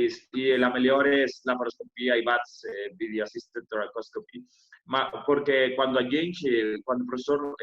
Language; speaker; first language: Spanish; non-native, learner; Portuguese